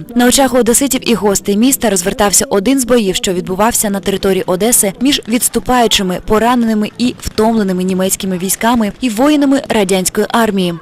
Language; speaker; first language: Ukrainian; native; Ukrainian